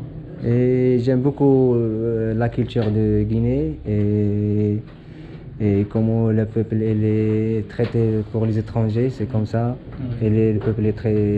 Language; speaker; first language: French; non-native, learner; Arabic